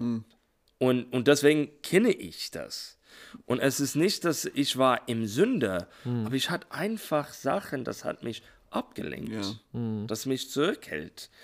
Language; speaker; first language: German; non-native, learner; English